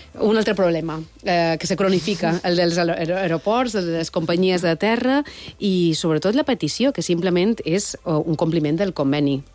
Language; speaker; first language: Catalan; native; Catalan